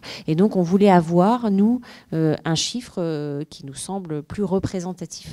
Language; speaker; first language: French; native; French